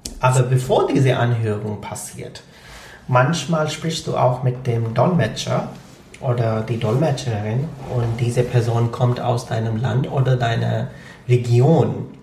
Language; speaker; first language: German; non-native, fluent; Punjabi